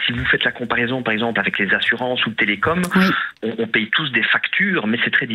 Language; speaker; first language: French; native; French